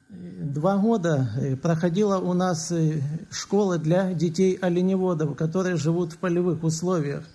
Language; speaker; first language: Russian; native; Russian